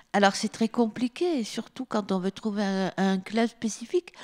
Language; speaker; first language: French; native; French